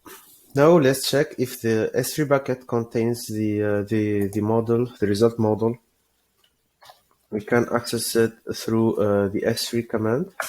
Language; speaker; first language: English; non-native, fluent; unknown